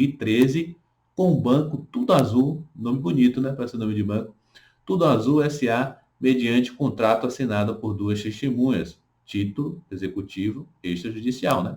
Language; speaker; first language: Portuguese; native; Portuguese